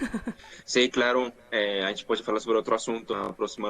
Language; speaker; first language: Portuguese; non-native, fluent; Spanish